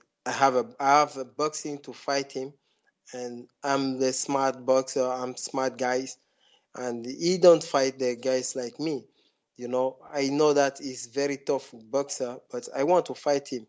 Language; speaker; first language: English; non-native, fluent; French